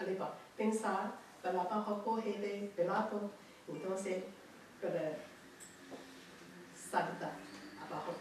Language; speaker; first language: Spanish; non-native, learner; Chinese